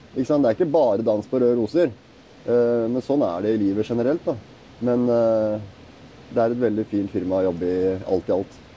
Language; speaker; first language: Norwegian; native; Norwegian